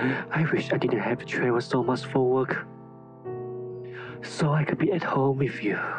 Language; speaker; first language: English; non-native, local second language; Chinese